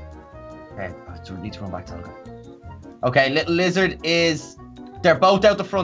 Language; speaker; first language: English; native; English